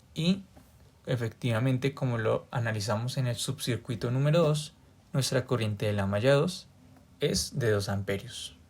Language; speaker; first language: Spanish; native; Spanish